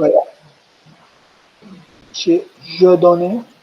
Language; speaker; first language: French; non-native, learner; Marathi